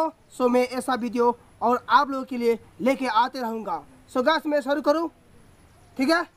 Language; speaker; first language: Hindi; non-native, local second language; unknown